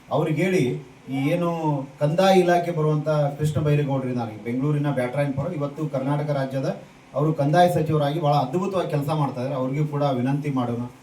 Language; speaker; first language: Kannada; native; Kannada